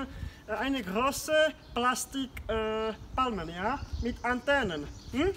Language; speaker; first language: German; non-native, learner; Czech